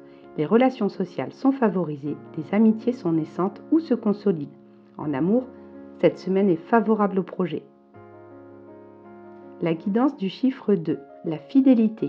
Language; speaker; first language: French; native; French